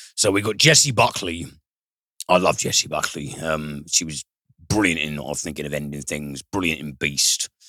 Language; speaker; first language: English; native; English